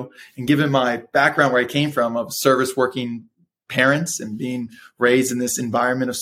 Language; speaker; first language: English; early bilingual, other home language; Spanish